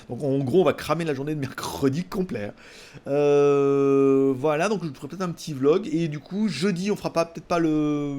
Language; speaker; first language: French; native; French